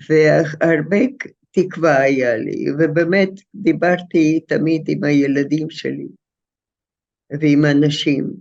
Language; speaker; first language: Hebrew; non-native, fluent; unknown